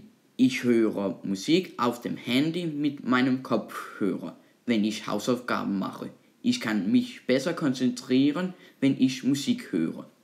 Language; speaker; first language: German; non-native, learner; Danish